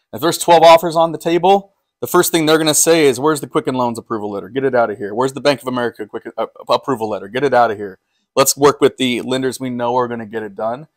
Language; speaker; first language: English; native; English